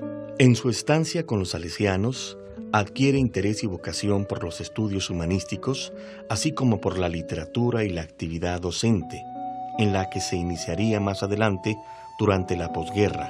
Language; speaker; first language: Spanish; native; Spanish